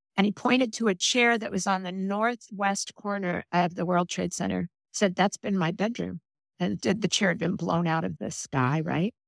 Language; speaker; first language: English; native; English